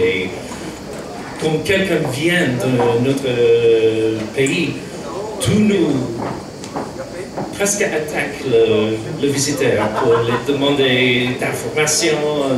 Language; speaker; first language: French; non-native, fluent; English